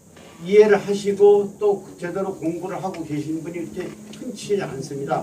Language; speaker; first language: Korean; native; Korean